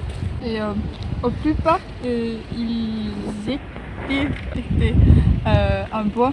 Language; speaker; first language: French; non-native, learner; Estonian